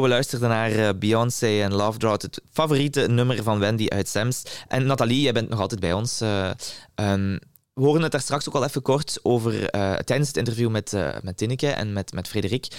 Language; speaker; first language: Dutch; native; Dutch